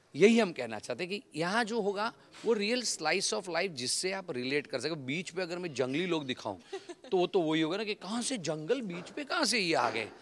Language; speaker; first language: Hindi; non-native, local second language; Gujarati